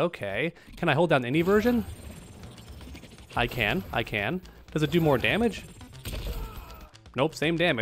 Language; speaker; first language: English; native; English